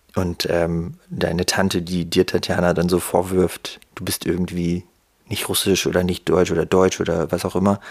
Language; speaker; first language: German; early bilingual, other home language; Russian